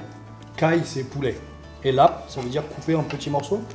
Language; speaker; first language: French; native; French